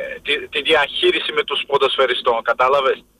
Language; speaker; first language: Greek; non-native, fluent; Portuguese